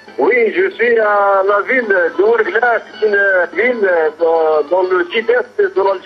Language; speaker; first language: French; non-native, local second language; Arabic